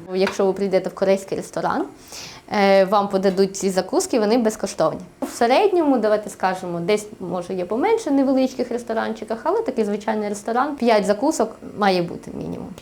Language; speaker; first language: Ukrainian; early bilingual, other home language; Russian